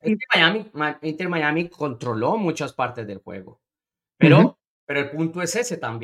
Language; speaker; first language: Spanish; native; Spanish